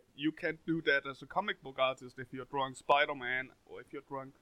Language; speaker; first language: English; non-native, fluent; Danish